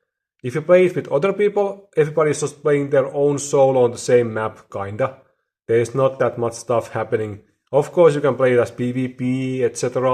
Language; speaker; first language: English; non-native, fluent; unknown